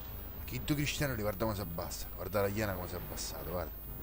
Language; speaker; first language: Italian; native; Italian